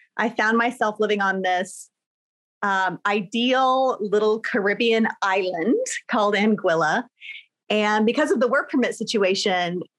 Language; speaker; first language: English; native; English